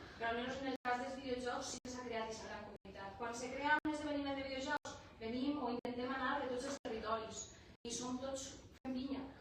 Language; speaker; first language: Catalan; native; Catalan